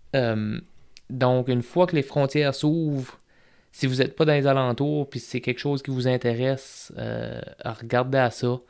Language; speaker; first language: French; native; French